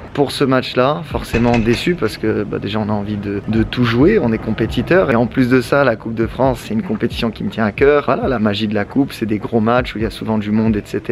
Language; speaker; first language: French; native; French